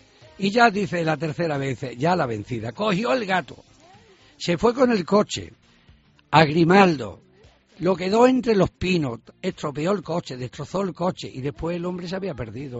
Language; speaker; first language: Spanish; native; Spanish